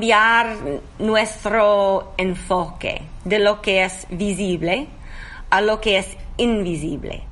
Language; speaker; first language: Spanish; non-native, learner; English